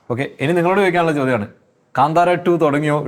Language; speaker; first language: Malayalam; native; Malayalam